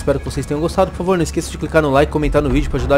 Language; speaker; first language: Portuguese; native; Portuguese